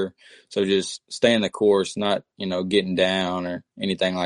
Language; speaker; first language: English; native; English